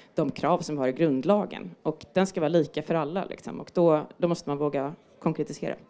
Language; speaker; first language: Swedish; native; Swedish